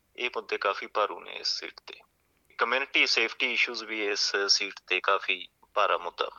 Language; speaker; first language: Punjabi; native; Punjabi